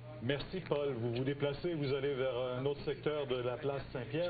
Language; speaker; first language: French; native; French